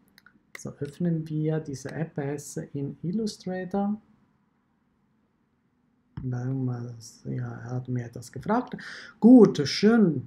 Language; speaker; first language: German; non-native, fluent; Italian